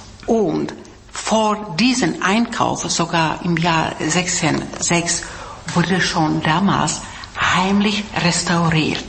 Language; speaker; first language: German; non-native, fluent; Czech